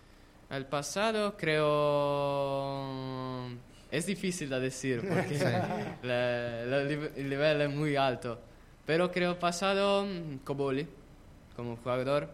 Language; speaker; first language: Spanish; non-native, learner; Italian